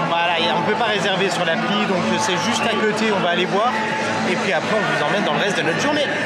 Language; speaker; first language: French; native; French